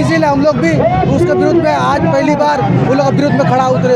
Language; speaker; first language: Hindi; native; Hindi